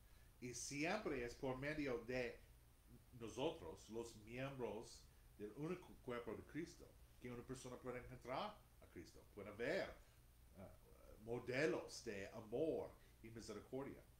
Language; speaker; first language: Spanish; non-native, fluent; English